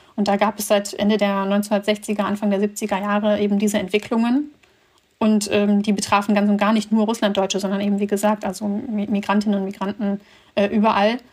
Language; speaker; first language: German; early bilingual, other home language; Russian